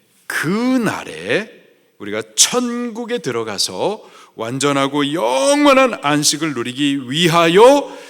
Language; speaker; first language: Korean; native; Korean